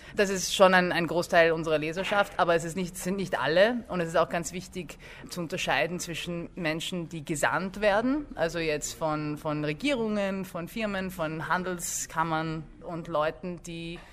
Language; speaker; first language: German; early bilingual, other home language; English